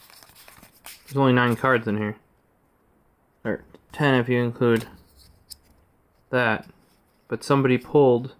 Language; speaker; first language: English; native; English